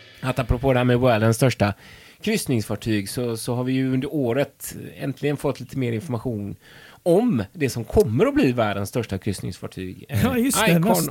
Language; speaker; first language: Swedish; native; Swedish